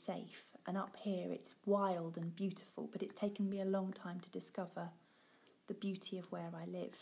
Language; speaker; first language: English; native; English